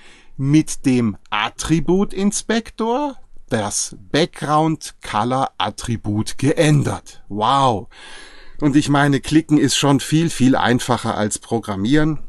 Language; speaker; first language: German; native; German